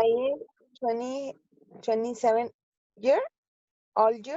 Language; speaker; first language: English; non-native, learner; Spanish